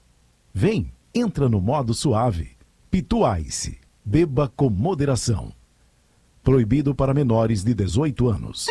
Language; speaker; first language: Portuguese; native; Portuguese